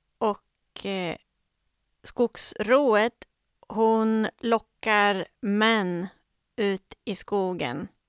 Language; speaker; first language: Swedish; native; Swedish